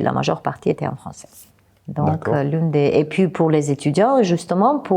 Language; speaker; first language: French; non-native, fluent; Armenian